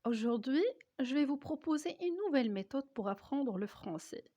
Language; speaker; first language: French; non-native, local second language; Arabic